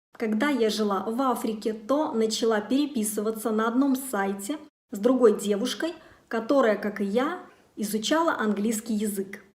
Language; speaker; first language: Russian; native; Russian